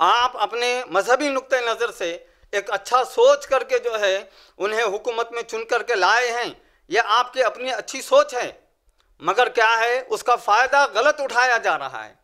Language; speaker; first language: Urdu; native; Urdu